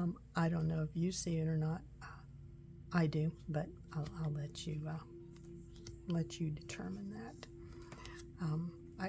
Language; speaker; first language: English; native; English